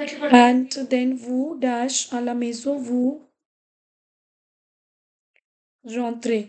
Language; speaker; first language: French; non-native, fluent; Hindi